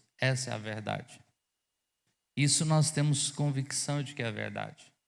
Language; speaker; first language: Portuguese; native; Portuguese